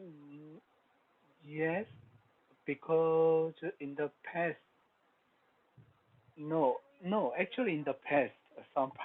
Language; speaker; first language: English; non-native, learner; Korean